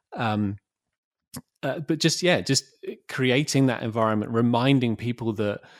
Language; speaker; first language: English; native; English